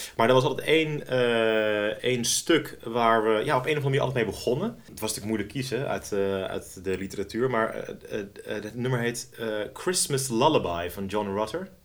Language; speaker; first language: Dutch; native; Dutch